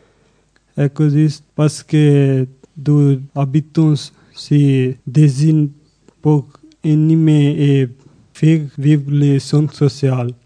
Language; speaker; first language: French; non-native, learner; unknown